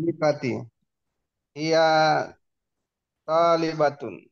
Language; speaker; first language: Arabic; non-native, learner; Indonesian